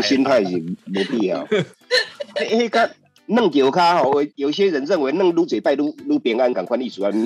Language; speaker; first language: Chinese; native; Chinese